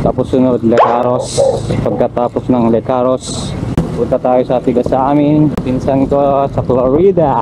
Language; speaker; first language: Filipino; non-native, local second language; Iloko